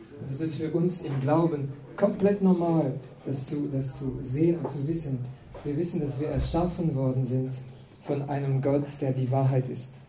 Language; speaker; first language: German; non-native, fluent; French